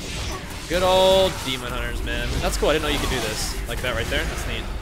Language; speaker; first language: English; native; English